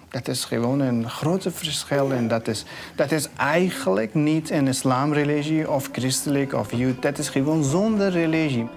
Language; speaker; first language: Dutch; non-native, learner; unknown